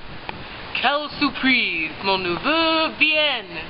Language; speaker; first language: French; non-native, learner; English